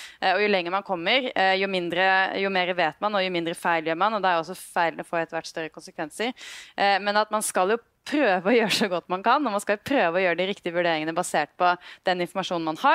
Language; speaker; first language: Norwegian; native; Norwegian